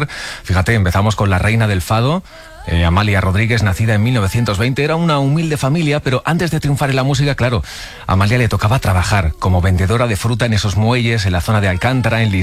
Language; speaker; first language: Spanish; native; Spanish